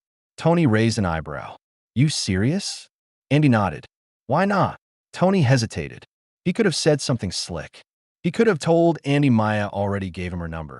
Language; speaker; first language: English; native; English